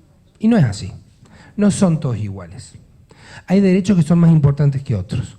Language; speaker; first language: Spanish; native; Spanish